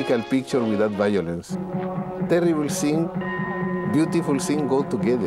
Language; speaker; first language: English; non-native, learner; Spanish